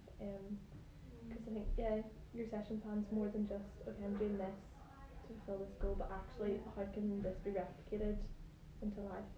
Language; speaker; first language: English; native; English